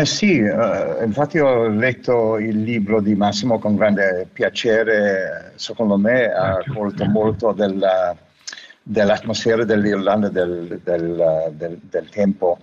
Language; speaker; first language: Italian; non-native, fluent; English